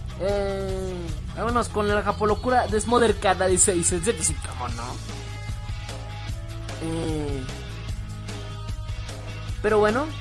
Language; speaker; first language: Spanish; native; Spanish